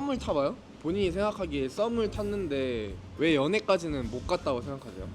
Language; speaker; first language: Korean; native; Korean